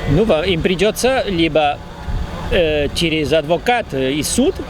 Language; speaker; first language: Russian; non-native, fluent; Spanish